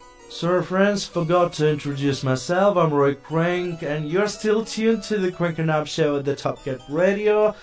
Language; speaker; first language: English; non-native, fluent; Ukrainian